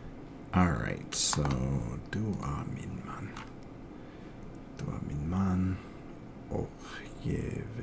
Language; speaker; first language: Swedish; non-native, learner; English